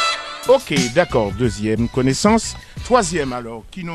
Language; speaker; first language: French; native; French